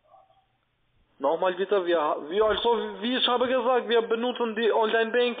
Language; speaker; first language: German; non-native, learner; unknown